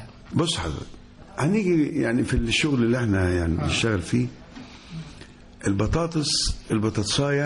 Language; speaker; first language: Arabic; native; Arabic